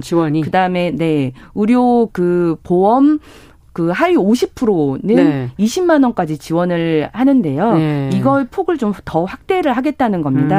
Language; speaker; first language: Korean; native; Korean